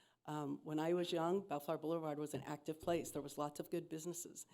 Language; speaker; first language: English; native; English